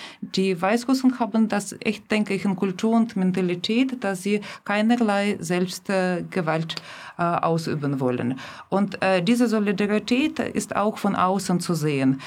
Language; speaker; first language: German; non-native, fluent; Russian